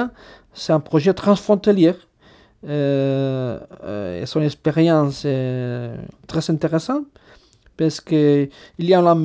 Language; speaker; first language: French; non-native, fluent; Basque